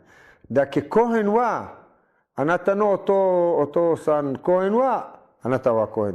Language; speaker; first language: Japanese; non-native, learner; Hebrew